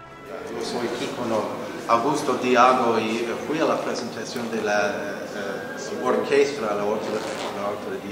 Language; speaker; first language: Spanish; non-native, learner; English